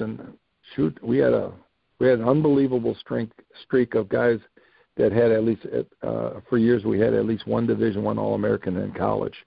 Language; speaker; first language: English; native; English